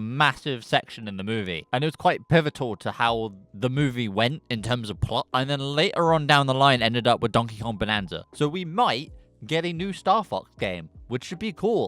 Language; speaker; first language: English; native; English